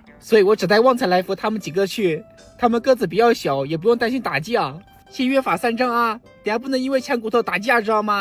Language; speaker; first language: Chinese; native; Chinese